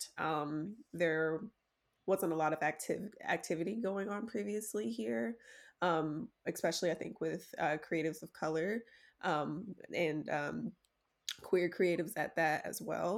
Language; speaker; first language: English; native; English